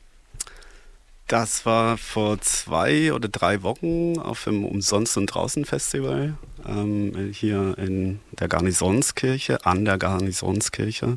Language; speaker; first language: German; non-native, fluent; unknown